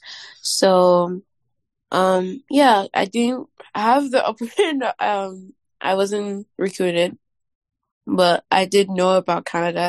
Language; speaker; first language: English; non-native, local second language; Yoruba